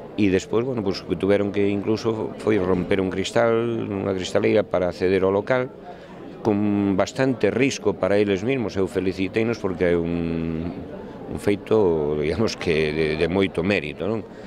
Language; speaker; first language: Galician; native; Galician